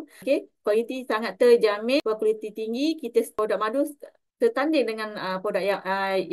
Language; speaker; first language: Malay; native; Malay